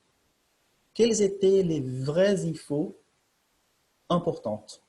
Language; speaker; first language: French; non-native, fluent; Portuguese